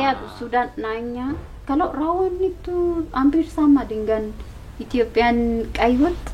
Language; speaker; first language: Indonesian; non-native, learner; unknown